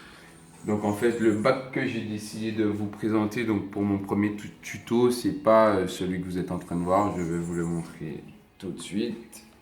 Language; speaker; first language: French; native; French